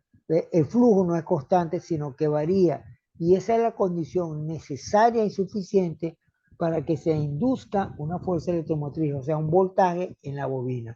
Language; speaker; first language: Spanish; native; Spanish